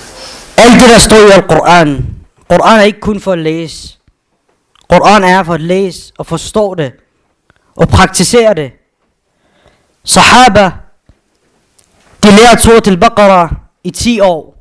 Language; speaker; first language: Danish; non-native, fluent; Arabic